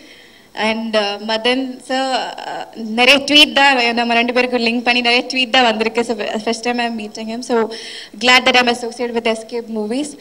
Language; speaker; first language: Tamil; non-native, fluent; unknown